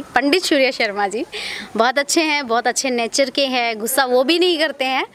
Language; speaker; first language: Hindi; native; Hindi